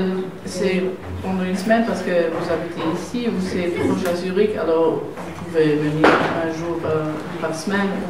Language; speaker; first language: French; non-native, learner; German